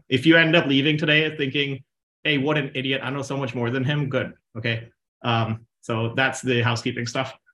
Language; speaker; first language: English; non-native, local second language; Punjabi